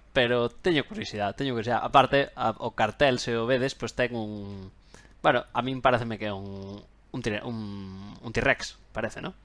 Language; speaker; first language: Galician; non-native, local second language; Spanish